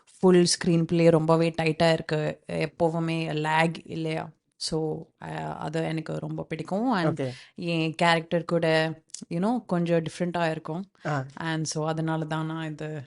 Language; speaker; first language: Tamil; non-native, fluent; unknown